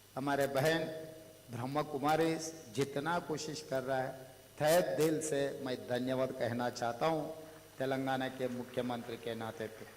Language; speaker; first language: Hindi; non-native, local second language; Telugu